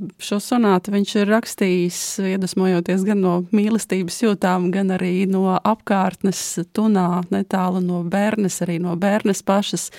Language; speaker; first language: Latvian; native; Latvian